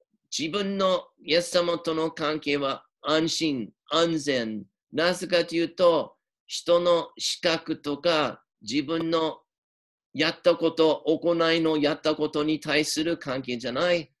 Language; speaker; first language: Japanese; native; Japanese